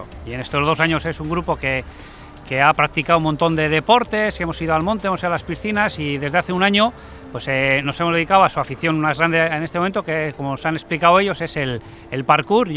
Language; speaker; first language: Spanish; native; Spanish